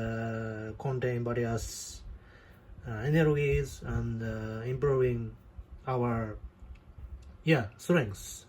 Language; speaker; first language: English; non-native, learner; Japanese